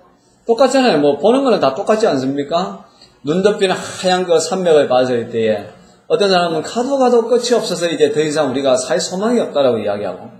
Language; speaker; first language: Korean; native; Korean